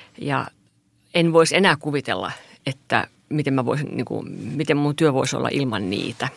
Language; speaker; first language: Finnish; non-native, local second language; Swedish